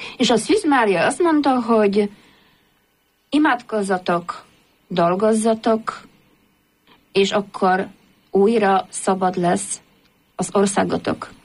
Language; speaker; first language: Hungarian; non-native, fluent; Polish